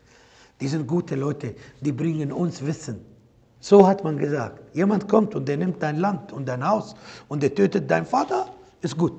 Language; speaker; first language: German; non-native, fluent; Arabic